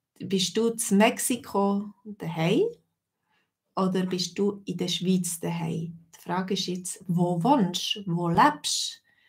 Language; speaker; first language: German; native; German